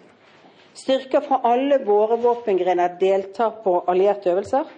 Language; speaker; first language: Norwegian; native; Norwegian